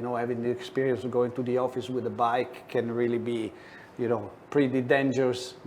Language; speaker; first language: English; non-native, fluent; Italian